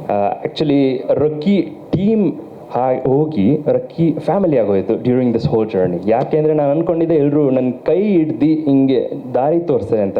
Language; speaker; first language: Kannada; early bilingual, heritage; Kannada